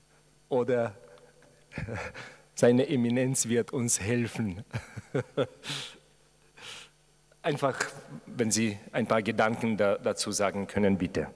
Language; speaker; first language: German; non-native, fluent; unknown